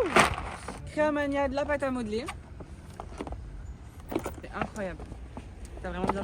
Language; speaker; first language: French; native; French